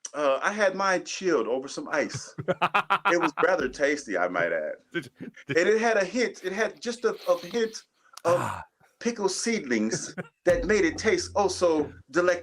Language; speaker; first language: English; native; English